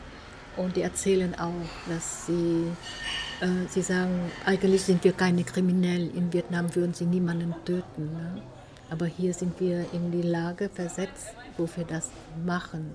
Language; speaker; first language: German; non-native, fluent; Vietnamese